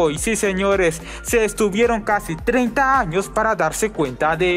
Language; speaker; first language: Spanish; native; Spanish